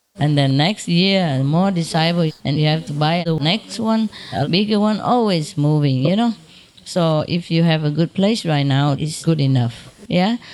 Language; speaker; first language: English; non-native, fluent; Vietnamese